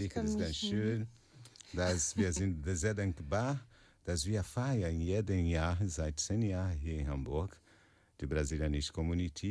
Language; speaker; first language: German; non-native, learner; Portuguese